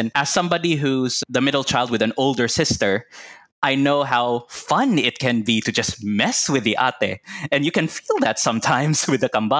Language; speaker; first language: English; non-native, local second language; Cebuano